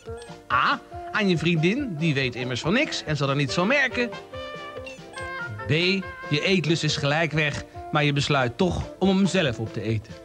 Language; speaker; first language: Dutch; native; Dutch